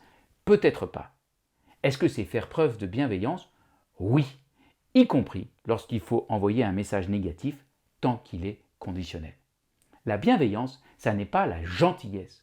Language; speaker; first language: French; native; French